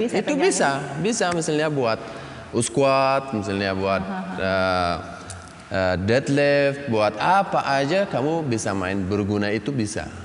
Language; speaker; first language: Indonesian; non-native, learner; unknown